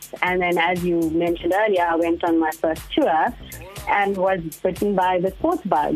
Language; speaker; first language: English; native; English